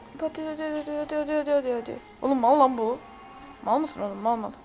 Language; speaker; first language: Turkish; native; Turkish